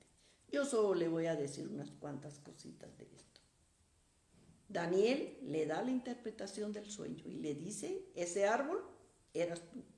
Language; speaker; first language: Spanish; native; Spanish